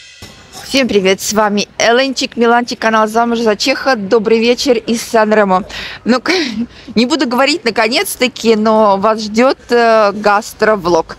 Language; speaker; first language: Russian; native; Russian